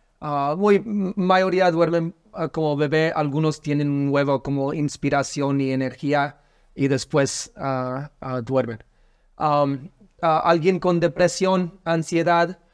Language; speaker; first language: Spanish; non-native, learner; English